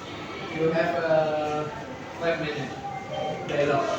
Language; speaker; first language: English; non-native, learner; Indonesian